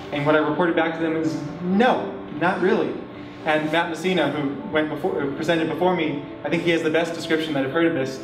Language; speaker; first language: English; native; English